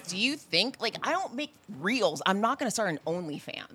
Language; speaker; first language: English; native; English